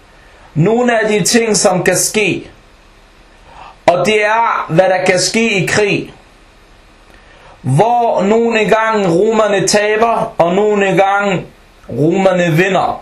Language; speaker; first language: Danish; early bilingual, other home language; Arabic